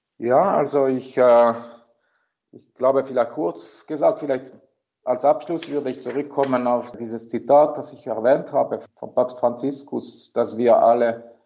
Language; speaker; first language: German; non-native, local second language; French